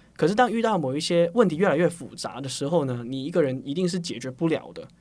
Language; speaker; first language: Chinese; non-native, local second language; Cantonese